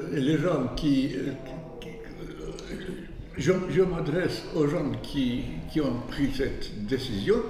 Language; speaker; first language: French; non-native, fluent; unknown